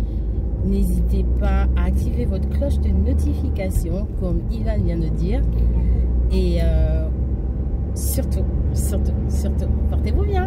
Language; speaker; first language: French; native; French